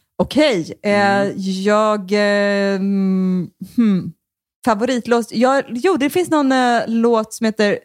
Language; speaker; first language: Swedish; native; Swedish